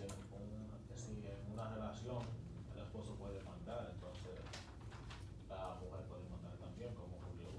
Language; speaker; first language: Spanish; early bilingual, other home language; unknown